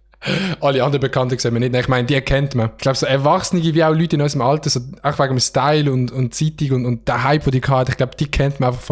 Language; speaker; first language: German; native; German